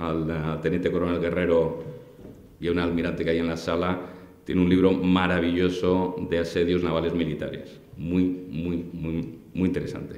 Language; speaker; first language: Spanish; native; Spanish